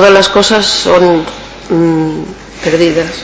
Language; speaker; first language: Italian; non-native, learner; Spanish